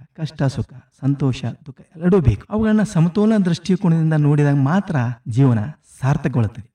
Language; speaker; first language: Kannada; native; Kannada